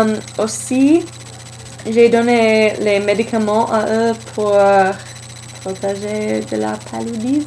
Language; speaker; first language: French; non-native, learner; English